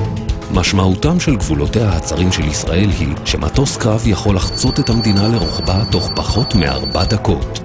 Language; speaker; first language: Hebrew; native; Hebrew